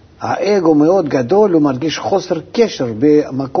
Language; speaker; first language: Hebrew; non-native, fluent; Russian